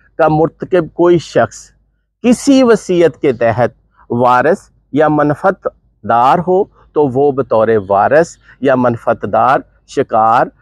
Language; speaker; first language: Urdu; non-native, local second language; Punjabi